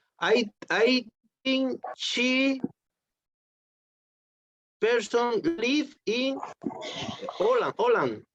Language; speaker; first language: English; non-native, learner; Spanish